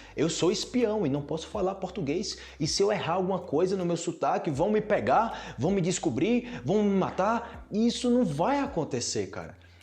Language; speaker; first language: Portuguese; native; Portuguese